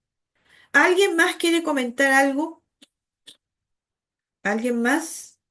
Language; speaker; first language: Spanish; native; Spanish